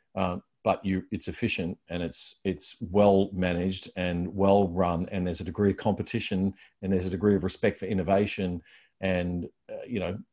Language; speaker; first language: English; native; English